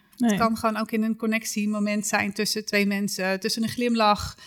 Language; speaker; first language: Dutch; native; Dutch